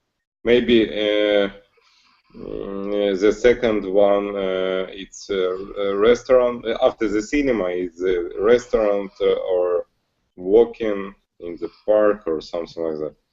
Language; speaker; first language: English; non-native, learner; Russian